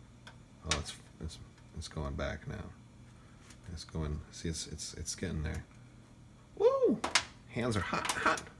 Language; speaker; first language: English; native; English